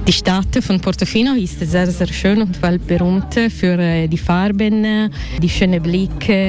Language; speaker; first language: German; non-native, learner; Italian